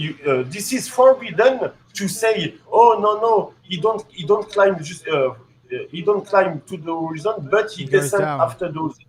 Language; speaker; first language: English; non-native, learner; French